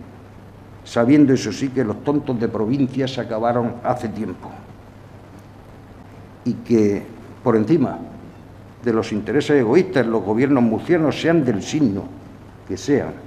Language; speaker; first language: Spanish; native; Spanish